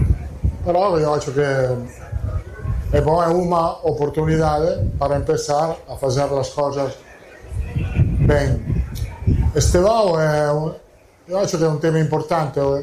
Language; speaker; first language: Portuguese; non-native, fluent; Italian